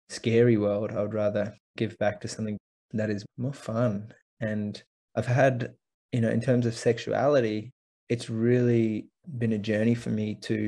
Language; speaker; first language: English; native; English